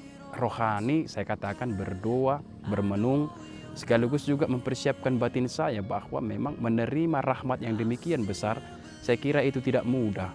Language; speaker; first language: Indonesian; native; Indonesian